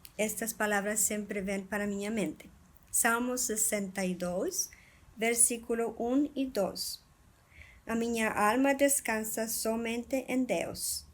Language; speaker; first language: Portuguese; non-native, fluent; Spanish